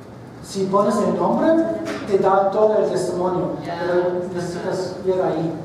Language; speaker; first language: Spanish; non-native, fluent; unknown